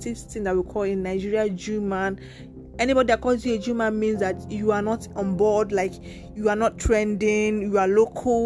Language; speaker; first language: English; non-native, local second language; Nigerian Pidgin